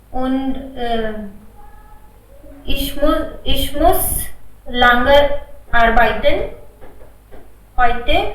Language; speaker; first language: German; non-native, learner; Hindi